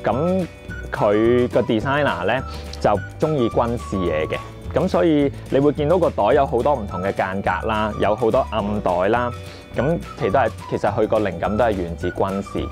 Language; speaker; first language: Cantonese; native; Cantonese